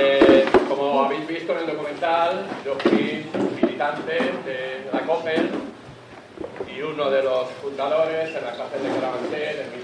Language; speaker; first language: Spanish; native; Spanish